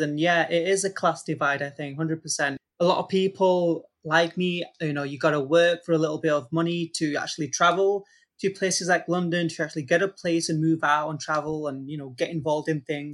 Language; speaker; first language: English; native; English